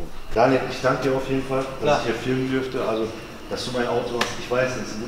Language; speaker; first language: German; native; German